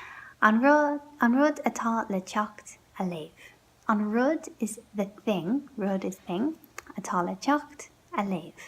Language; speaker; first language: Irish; non-native, local second language; English